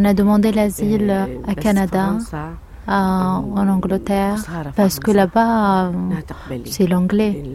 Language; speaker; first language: French; non-native, learner; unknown